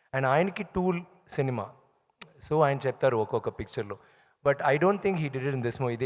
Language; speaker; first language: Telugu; non-native, learner; Tamil